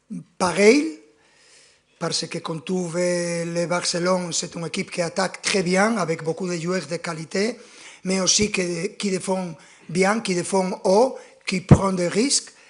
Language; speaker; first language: French; non-native, fluent; Spanish